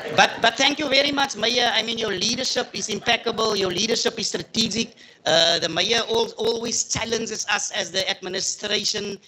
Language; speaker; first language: English; non-native, local second language; Afrikaans